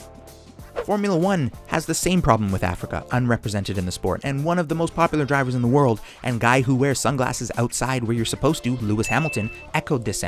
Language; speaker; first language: English; native; English